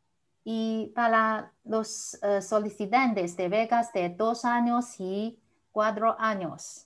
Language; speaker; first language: Spanish; non-native, fluent; Chinese